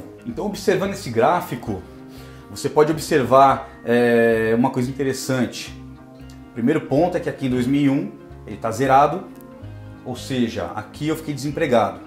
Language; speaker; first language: Portuguese; native; Portuguese